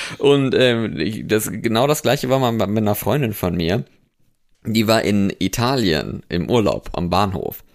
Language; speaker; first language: German; native; German